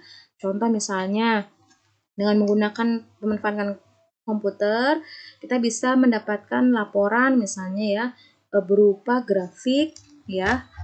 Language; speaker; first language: Indonesian; native; Indonesian